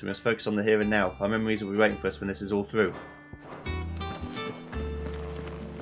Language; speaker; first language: English; native; English